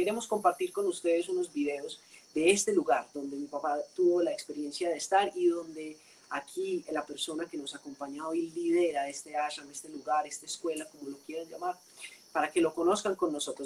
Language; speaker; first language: Spanish; native; Spanish